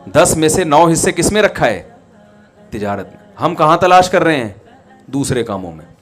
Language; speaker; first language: Urdu; native; Urdu